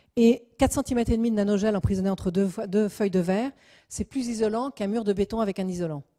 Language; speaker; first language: French; native; French